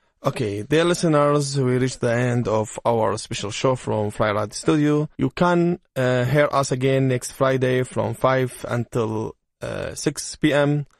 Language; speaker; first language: English; non-native, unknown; Arabic